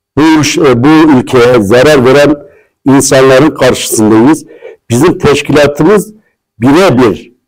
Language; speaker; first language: Turkish; non-native, local second language; Kurdish